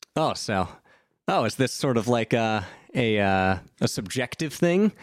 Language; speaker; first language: English; native; English